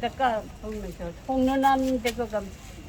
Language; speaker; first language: Korean; native; Korean